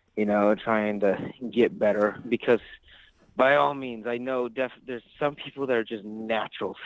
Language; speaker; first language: English; native; English